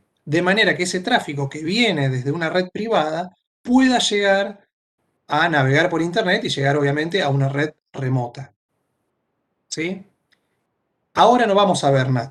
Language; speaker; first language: Spanish; native; Spanish